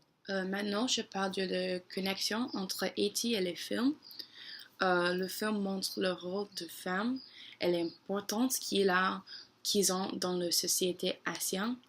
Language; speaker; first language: French; non-native, learner; English